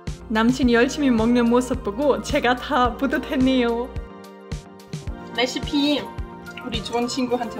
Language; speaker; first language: Korean; non-native, fluent; German